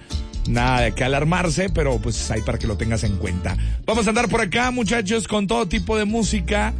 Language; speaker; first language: Spanish; native; Spanish